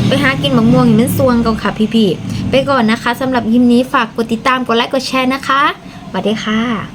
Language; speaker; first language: Thai; non-native, local second language; Lao